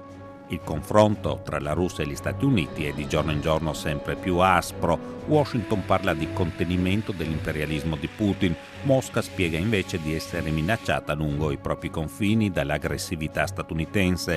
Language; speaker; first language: Italian; native; Italian